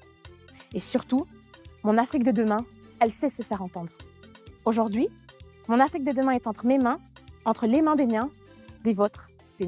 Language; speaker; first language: French; non-native, local second language; Malagasy